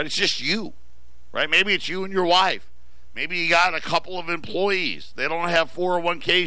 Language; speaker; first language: English; native; English